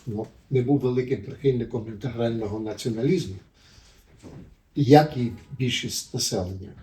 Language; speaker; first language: Ukrainian; early bilingual, heritage; Ukrainian